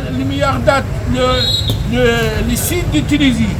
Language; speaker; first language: French; non-native, learner; Arabic